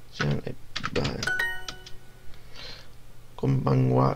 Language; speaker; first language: Japanese; non-native, learner; English